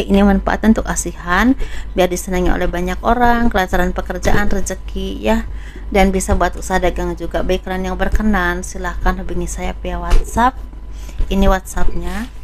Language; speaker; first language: Indonesian; native; Indonesian